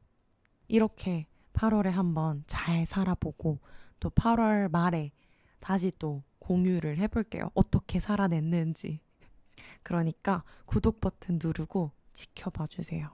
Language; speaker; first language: Korean; native; Korean